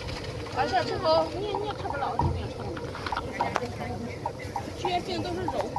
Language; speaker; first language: Chinese; native; Chinese